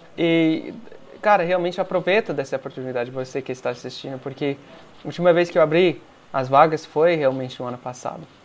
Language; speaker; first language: Portuguese; non-native, fluent; English